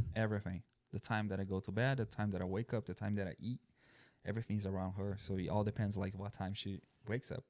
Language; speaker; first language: English; non-native, fluent; Portuguese